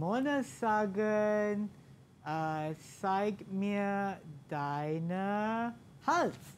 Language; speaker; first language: German; non-native, learner; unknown